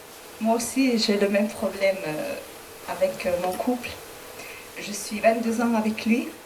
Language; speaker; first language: French; non-native, learner; Spanish